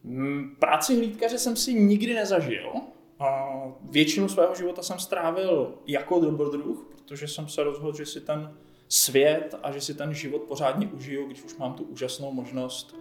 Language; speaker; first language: Czech; native; Czech